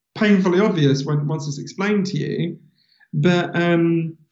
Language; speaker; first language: English; native; English